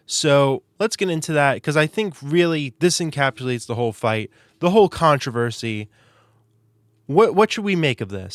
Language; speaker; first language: English; native; English